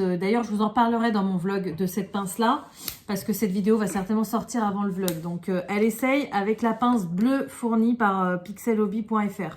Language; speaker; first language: French; native; French